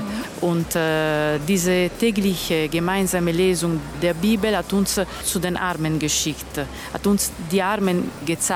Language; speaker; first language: German; non-native, learner; Italian